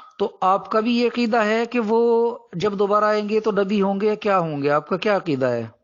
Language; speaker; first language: Urdu; native; Urdu